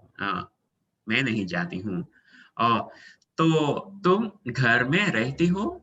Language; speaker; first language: Hindi; non-native, fluent; Indonesian